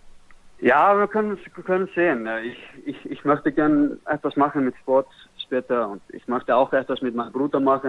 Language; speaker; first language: German; non-native, learner; Icelandic